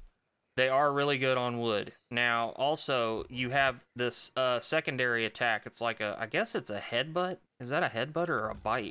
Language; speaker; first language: English; native; English